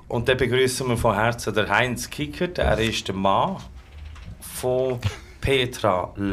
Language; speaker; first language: German; native; German